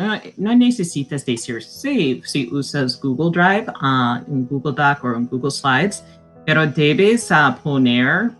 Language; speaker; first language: Spanish; non-native, fluent; English